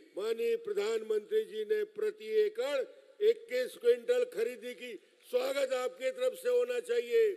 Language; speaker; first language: Hindi; native; Hindi